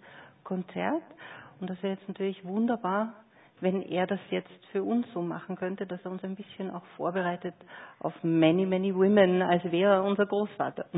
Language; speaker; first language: German; native; German